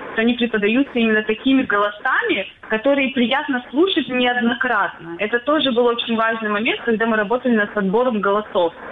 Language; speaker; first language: Russian; native; Russian